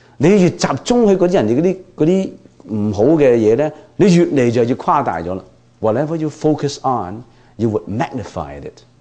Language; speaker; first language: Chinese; non-native, local second language; Cantonese